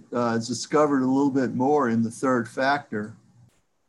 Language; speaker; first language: English; native; English